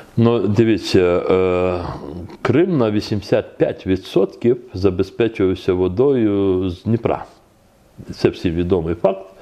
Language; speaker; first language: Ukrainian; non-native, local second language; Crimean Tatar